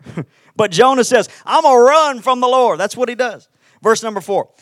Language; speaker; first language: English; native; English